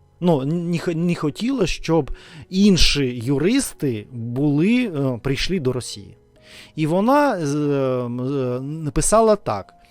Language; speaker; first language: Ukrainian; non-native, learner; Russian